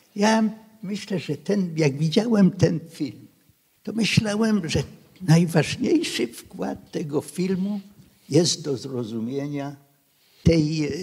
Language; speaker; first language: Polish; non-native, local second language; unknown